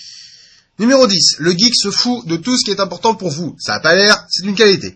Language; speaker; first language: French; native; French